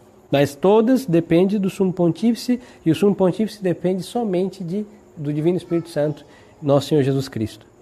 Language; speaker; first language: Portuguese; native; Portuguese